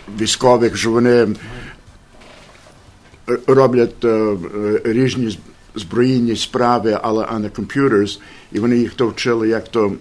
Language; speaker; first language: Ukrainian; early bilingual, heritage; Ukrainian